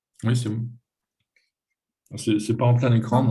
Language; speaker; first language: French; native; French